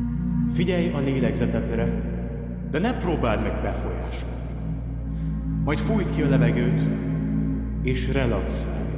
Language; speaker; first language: Hungarian; native; Hungarian